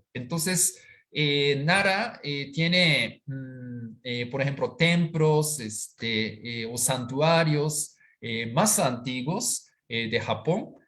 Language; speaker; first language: Spanish; non-native, fluent; Japanese